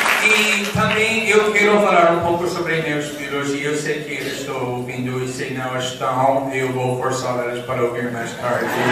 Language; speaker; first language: Portuguese; non-native, fluent; English